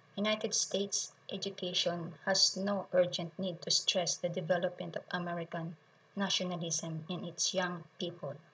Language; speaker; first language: English; non-native, local second language; Filipino